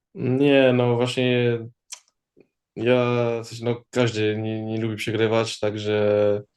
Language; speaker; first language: Polish; early bilingual, heritage; Polish